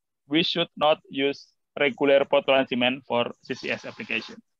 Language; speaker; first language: English; non-native, fluent; Javanese